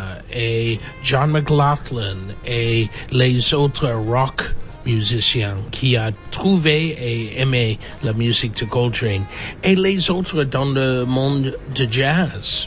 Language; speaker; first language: French; non-native, learner; English